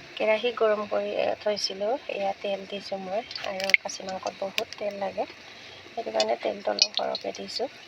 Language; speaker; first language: Assamese; native; Assamese